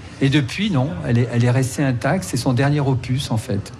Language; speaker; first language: French; native; French